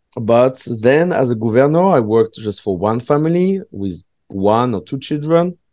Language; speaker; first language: English; non-native, fluent; French